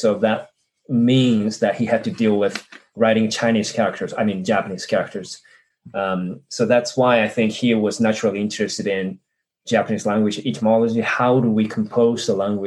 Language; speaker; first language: English; non-native, fluent; Japanese